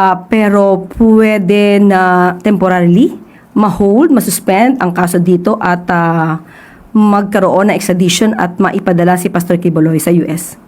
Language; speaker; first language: Filipino; native; Filipino